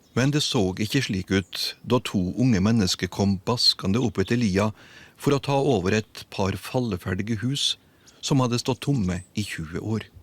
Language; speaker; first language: Norwegian; native; Norwegian